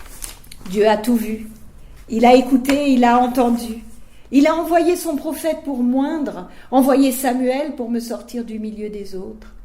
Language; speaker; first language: French; native; French